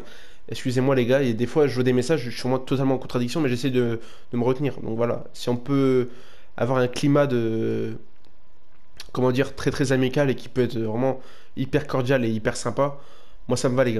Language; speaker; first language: French; native; French